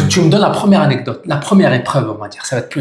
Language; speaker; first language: French; native; French